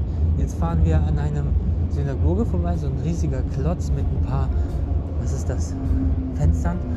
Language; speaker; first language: German; non-native, fluent; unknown